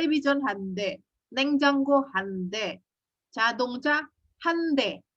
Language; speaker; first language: Korean; non-native, fluent; Indonesian